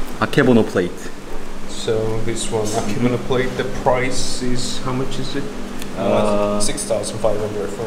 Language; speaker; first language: English; non-native, learner; Korean